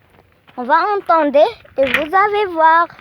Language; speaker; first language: French; non-native, learner; Arabic